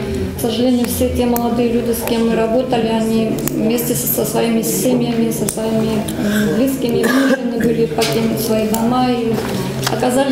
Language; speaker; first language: Russian; native; Russian